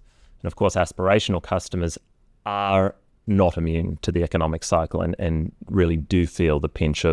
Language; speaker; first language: English; native; English